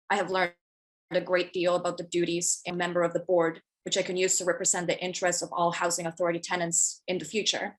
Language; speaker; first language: English; early bilingual, other home language; Spanish